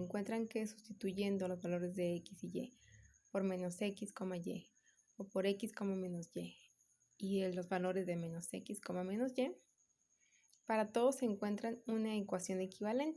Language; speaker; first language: Spanish; native; Spanish